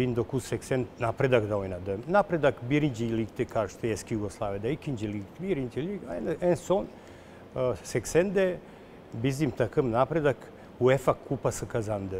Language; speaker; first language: Turkish; non-native, learner; Serbian